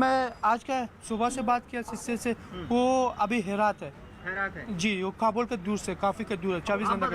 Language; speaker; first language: Hindi; non-native, learner; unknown